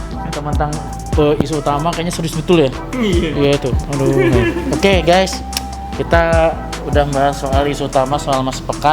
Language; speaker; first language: Indonesian; native; Indonesian